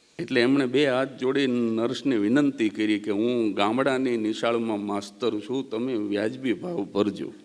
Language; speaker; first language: Gujarati; native; Gujarati